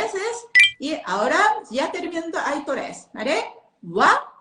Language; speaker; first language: Spanish; non-native, learner; Japanese